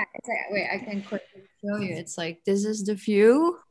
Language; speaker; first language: English; non-native, fluent; Dutch